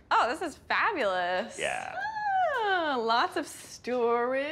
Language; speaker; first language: English; native; English